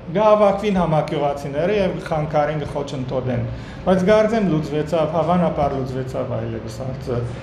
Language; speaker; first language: Armenian; early bilingual, heritage; Armenian